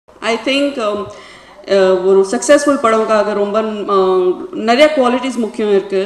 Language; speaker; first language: Tamil; non-native, learner; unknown